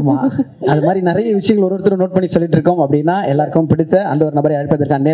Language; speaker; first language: Tamil; native; Tamil